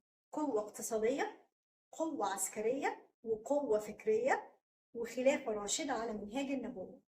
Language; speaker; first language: Arabic; native; Arabic